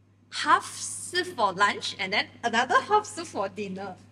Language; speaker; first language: English; non-native, local second language; Chinese